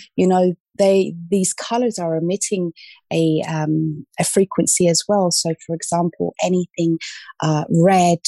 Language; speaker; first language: English; native; English